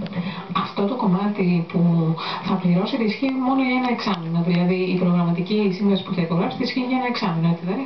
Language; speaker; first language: Greek; native; Greek